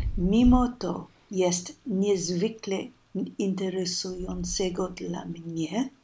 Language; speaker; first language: Polish; non-native, learner; English